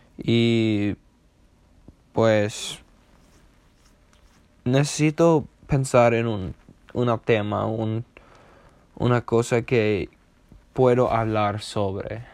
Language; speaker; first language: Spanish; non-native, learner; English